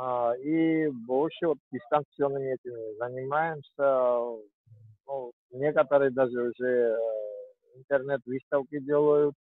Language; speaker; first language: Russian; non-native, fluent; Georgian